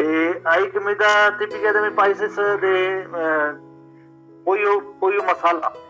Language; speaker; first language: Spanish; non-native, learner; Punjabi